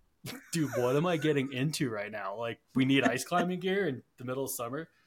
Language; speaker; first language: English; native; English